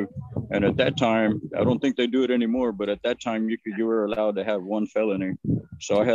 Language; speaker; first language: English; native; English